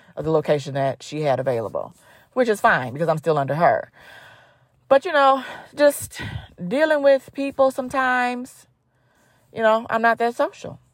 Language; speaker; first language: English; native; English